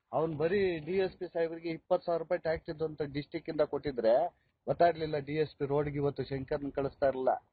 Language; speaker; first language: Kannada; native; Kannada